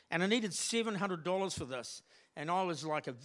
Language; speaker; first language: English; native; English